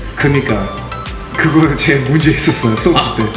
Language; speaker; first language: Korean; non-native, fluent; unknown